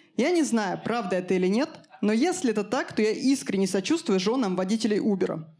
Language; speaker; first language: Russian; native; Russian